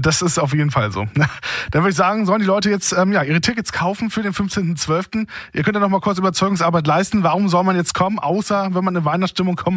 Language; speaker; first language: German; native; German